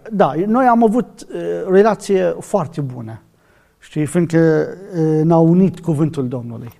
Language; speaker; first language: Romanian; non-native, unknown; Arabic